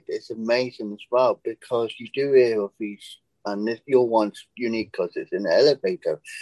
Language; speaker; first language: English; native; English